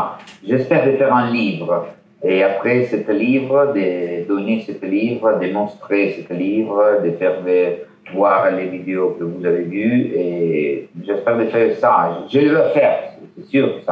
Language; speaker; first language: French; non-native, learner; Italian